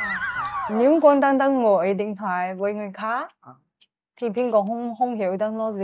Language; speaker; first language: Vietnamese; non-native, learner; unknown